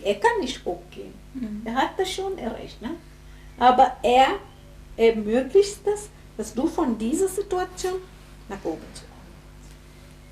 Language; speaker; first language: German; non-native, fluent; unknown